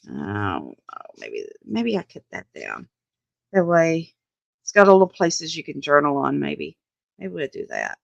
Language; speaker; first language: English; native; English